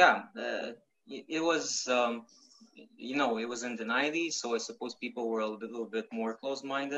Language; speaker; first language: English; non-native, fluent; Ukrainian